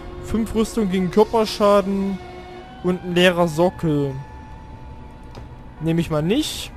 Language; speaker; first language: German; native; German